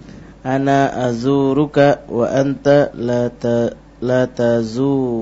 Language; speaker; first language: Arabic; non-native, learner; Indonesian